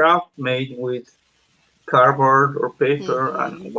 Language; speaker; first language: English; non-native, learner; Spanish